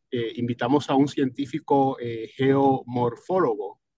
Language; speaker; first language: Spanish; native; Spanish